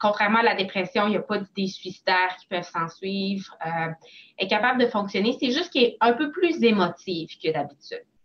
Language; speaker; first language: French; native; French